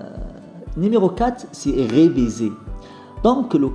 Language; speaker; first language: French; non-native, fluent; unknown